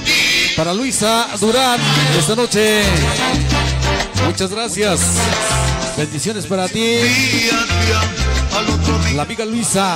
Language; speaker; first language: Spanish; native; Spanish